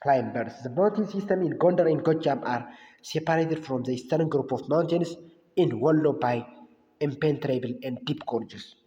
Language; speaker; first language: English; non-native, local second language; Amharic